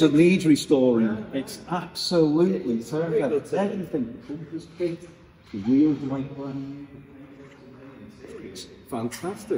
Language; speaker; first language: English; native; English